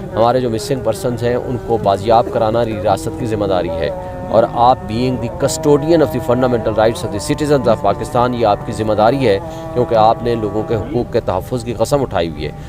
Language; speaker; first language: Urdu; non-native, local second language; Saraiki